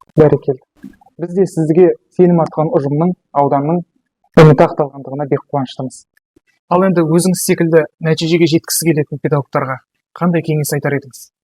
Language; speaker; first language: Kazakh; native; Kazakh